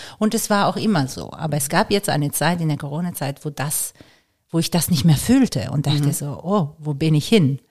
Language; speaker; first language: German; non-native, fluent; Italian